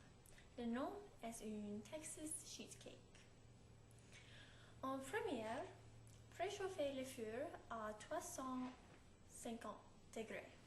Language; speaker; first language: French; non-native, learner; English